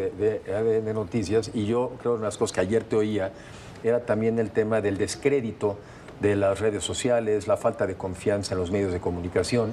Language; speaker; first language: Spanish; native; Spanish